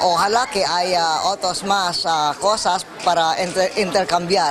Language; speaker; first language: Spanish; non-native, fluent; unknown